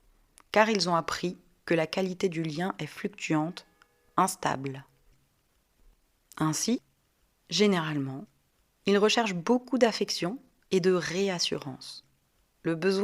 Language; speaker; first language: French; native; French